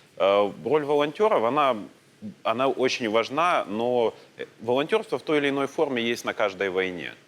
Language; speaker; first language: Russian; native; Russian